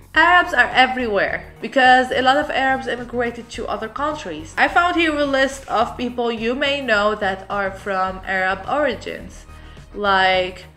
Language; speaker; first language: English; non-native, fluent; Arabic